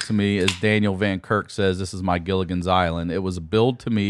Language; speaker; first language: English; native; English